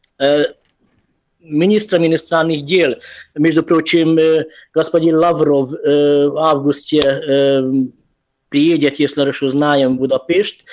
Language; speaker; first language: Russian; non-native, fluent; Hungarian